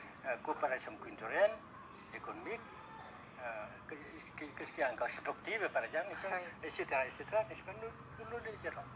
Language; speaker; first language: French; non-native, local second language; Vietnamese